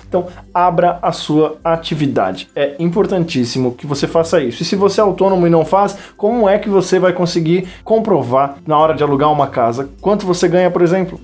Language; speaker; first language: Portuguese; native; Portuguese